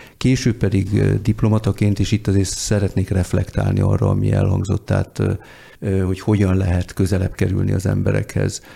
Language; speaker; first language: Hungarian; early bilingual, heritage; Hungarian